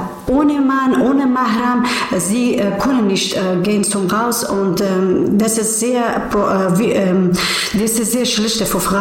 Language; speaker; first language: German; non-native, learner; Persian